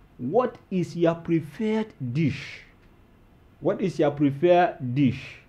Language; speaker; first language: English; non-native, local second language; Hausa